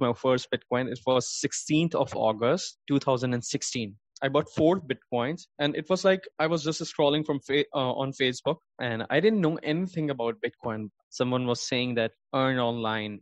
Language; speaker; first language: English; non-native, local second language; Urdu